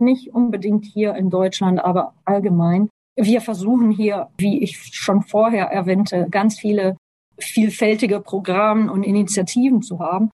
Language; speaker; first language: German; non-native, fluent; Portuguese